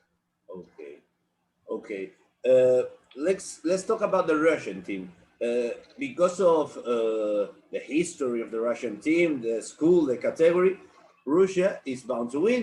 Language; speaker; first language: English; non-native, learner; Spanish